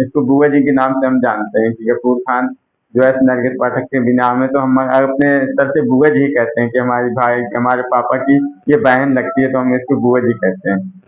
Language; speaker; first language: Hindi; native; Hindi